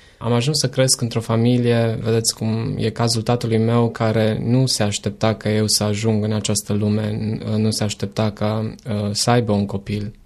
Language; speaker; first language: Romanian; native; Romanian